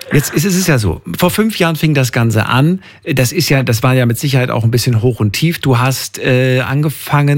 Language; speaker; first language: German; native; German